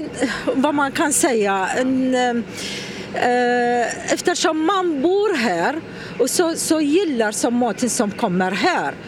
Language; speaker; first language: Swedish; non-native, learner; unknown